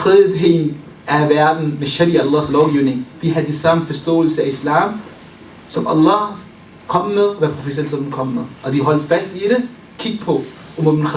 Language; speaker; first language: Danish; early bilingual, other home language; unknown